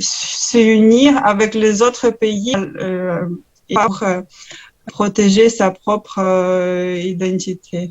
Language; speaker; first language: French; non-native, learner; Ukrainian